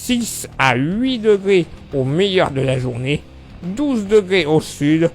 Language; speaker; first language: French; native; French